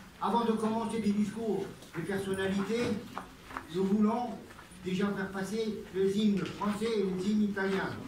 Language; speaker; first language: French; early bilingual, other home language; Italian